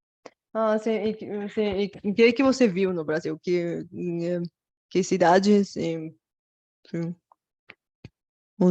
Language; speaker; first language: Portuguese; non-native, learner; Bulgarian